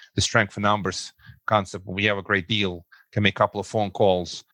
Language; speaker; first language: English; non-native, fluent; Russian